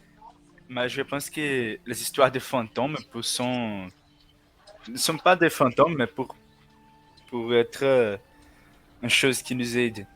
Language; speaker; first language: French; non-native, learner; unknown